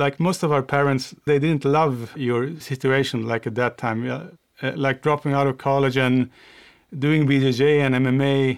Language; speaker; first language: English; non-native, fluent; Swedish